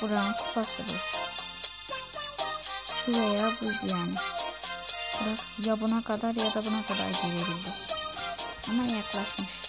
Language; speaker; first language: Turkish; native; Turkish